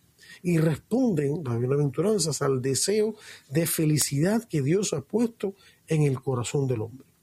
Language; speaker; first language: Spanish; native; Spanish